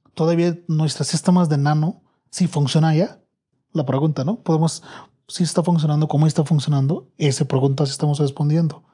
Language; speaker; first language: Spanish; non-native, fluent; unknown